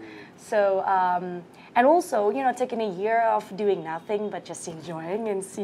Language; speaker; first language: English; non-native, fluent; Vietnamese